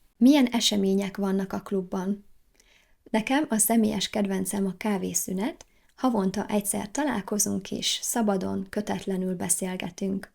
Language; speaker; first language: Hungarian; native; Hungarian